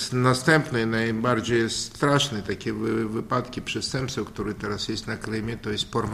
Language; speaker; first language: Polish; non-native, learner; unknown